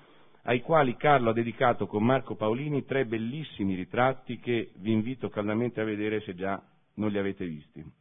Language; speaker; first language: Italian; native; Italian